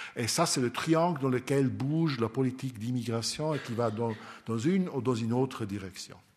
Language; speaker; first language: French; non-native, local second language; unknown